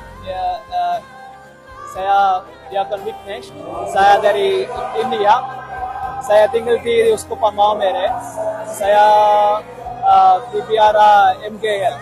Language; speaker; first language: Indonesian; non-native, learner; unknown